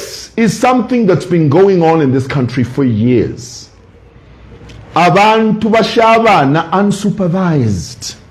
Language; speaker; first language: English; non-native, local second language; Bemba